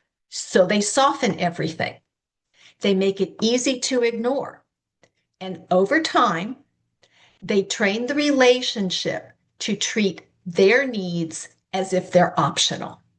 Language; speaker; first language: English; native; English